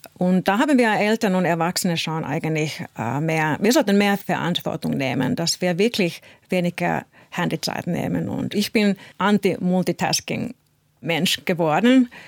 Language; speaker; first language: German; non-native, fluent; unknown